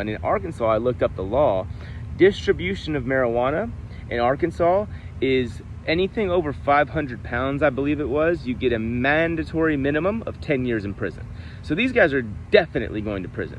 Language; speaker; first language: English; native; English